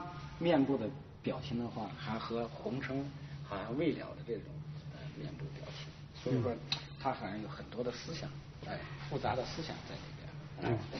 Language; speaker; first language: Chinese; native; Chinese